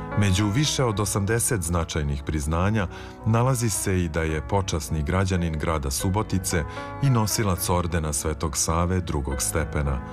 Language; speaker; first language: Serbian; native; Serbian